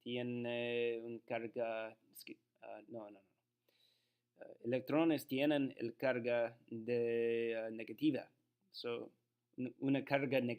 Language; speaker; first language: Spanish; non-native, learner; English